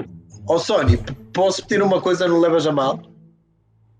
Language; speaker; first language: Portuguese; native; Portuguese